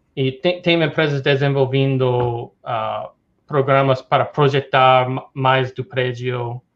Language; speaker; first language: Portuguese; non-native, fluent; English